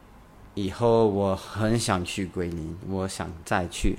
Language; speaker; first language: Chinese; non-native, learner; English